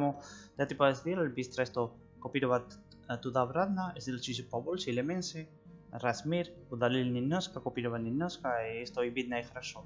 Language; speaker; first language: Russian; non-native, learner; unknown